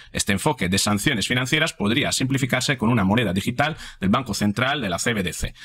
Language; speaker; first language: Spanish; non-native, fluent; Italian